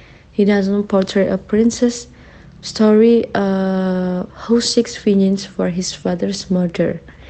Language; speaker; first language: English; non-native, learner; Indonesian